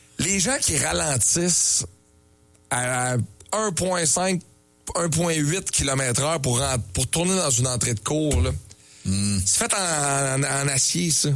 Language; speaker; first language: French; native; French